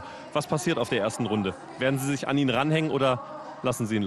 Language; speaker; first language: German; native; German